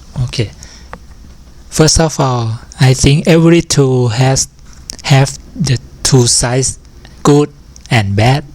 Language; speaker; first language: English; non-native, learner; Thai